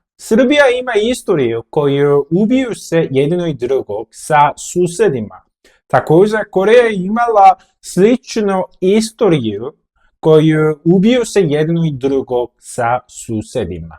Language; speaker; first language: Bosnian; non-native, fluent; Korean